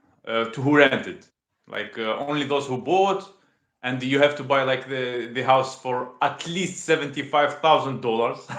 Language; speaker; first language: English; non-native, learner; Russian